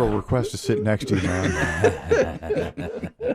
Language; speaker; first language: English; native; English